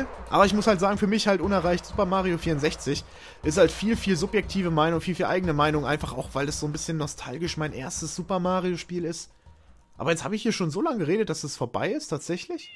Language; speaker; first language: German; native; German